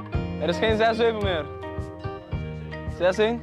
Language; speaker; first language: Dutch; non-native, local second language; Papiamento